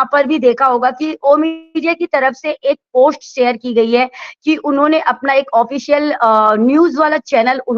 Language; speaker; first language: Hindi; native; Hindi